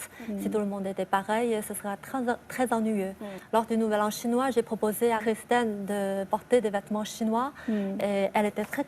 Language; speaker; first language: French; non-native, fluent; Chinese